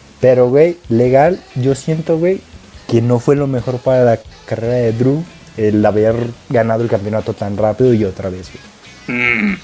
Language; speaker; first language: Spanish; native; Spanish